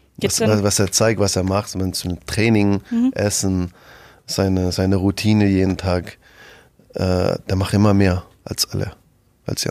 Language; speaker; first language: German; non-native, fluent; French